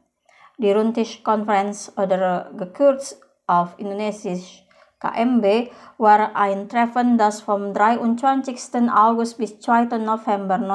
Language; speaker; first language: German; non-native, fluent; Indonesian